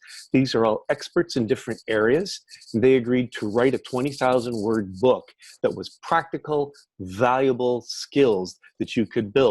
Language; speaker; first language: English; native; English